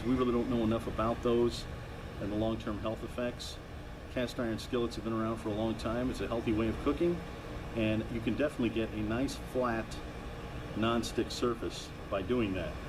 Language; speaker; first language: English; native; English